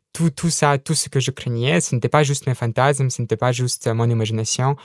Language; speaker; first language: French; non-native, fluent; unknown